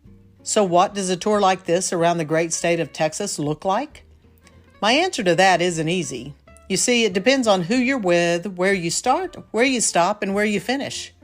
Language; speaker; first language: English; native; English